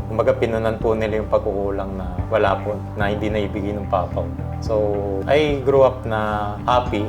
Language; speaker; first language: Filipino; native; Filipino